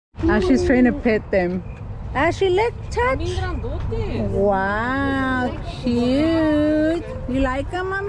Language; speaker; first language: English; early bilingual, other home language; Spanish